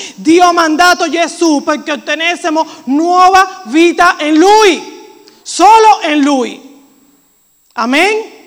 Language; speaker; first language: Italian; non-native, fluent; Spanish